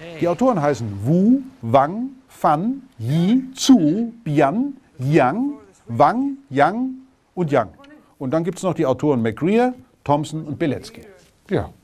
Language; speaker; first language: German; native; German